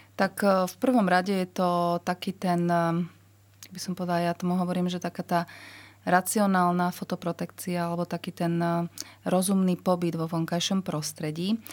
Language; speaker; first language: Slovak; native; Slovak